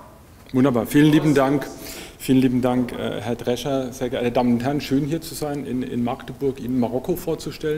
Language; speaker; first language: German; native; German